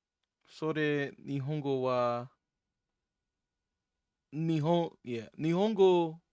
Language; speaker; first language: Japanese; non-native, learner; English